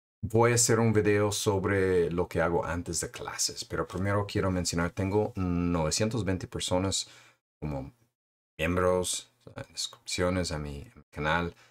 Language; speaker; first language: Spanish; non-native, fluent; English